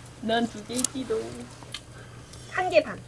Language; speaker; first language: Korean; native; Korean